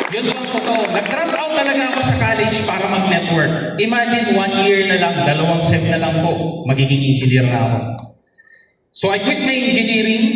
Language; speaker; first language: Filipino; non-native, local second language; Bikol